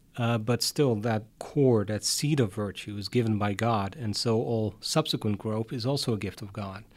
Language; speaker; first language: English; non-native, fluent; Dutch